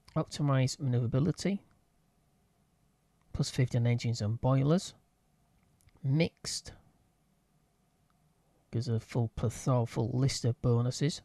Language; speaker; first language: English; native; English